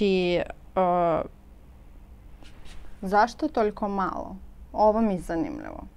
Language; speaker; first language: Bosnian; non-native, learner; Russian